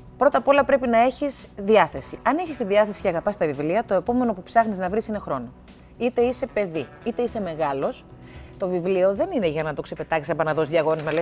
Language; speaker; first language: Greek; native; Greek